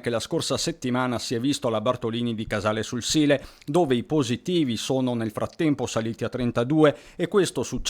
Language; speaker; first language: Italian; native; Italian